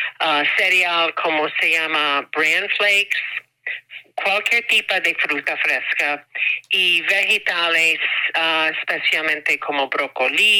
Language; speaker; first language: Spanish; non-native, learner; English